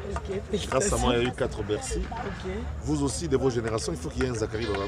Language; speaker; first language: French; non-native, local second language; Lingala